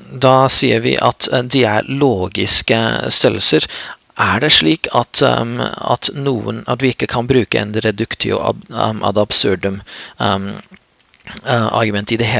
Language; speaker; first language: Norwegian; non-native, fluent; English